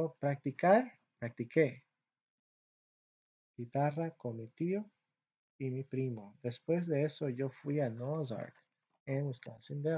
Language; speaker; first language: Spanish; non-native, fluent; English